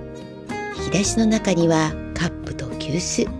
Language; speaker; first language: Japanese; native; Japanese